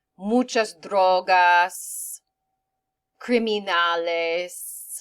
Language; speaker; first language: Spanish; non-native, fluent; English